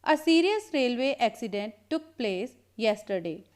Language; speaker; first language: English; non-native, local second language; Punjabi